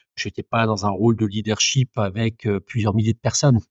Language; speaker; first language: French; native; French